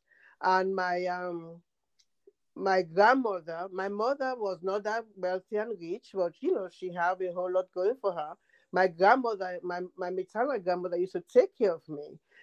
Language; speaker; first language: English; non-native, local second language; Krio